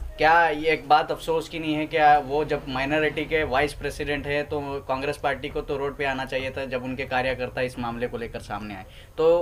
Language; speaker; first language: Urdu; native; Urdu